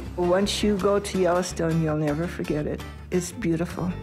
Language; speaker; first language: English; native; English